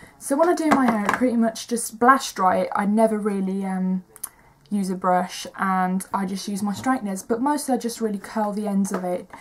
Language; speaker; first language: English; native; English